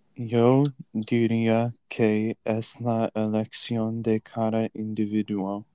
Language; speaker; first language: Spanish; non-native, learner; English